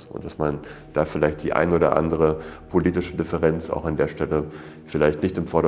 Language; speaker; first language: German; native; German